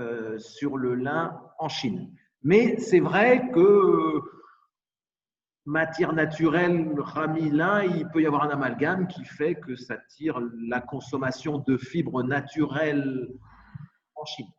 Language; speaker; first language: French; native; French